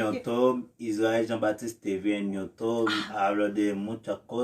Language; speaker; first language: Spanish; non-native, learner; Haitian Creole